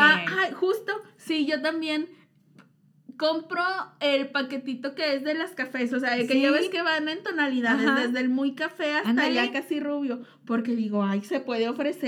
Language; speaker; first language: Spanish; native; Spanish